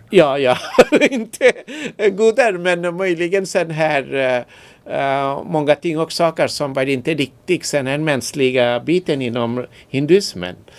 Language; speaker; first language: Swedish; non-native, fluent; Bangla